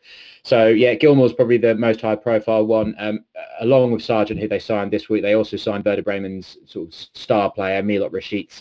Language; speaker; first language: English; native; English